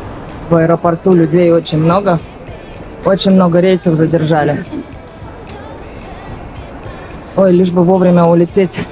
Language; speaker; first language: Russian; native; Russian